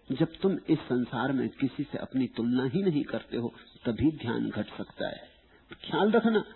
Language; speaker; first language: Hindi; native; Hindi